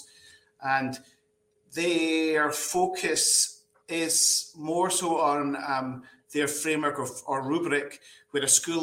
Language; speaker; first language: English; native; English